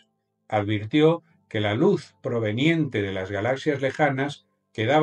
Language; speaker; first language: Spanish; native; Spanish